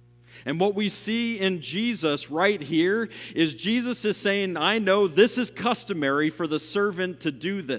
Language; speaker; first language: English; native; English